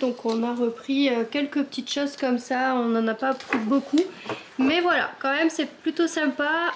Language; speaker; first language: French; native; French